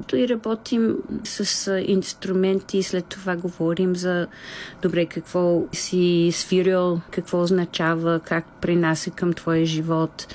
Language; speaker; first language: Bulgarian; non-native, fluent; English